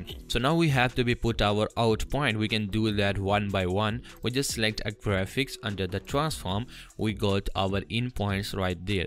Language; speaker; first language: English; non-native, fluent; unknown